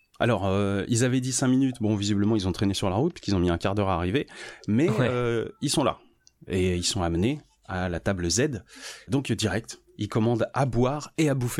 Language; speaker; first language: French; native; French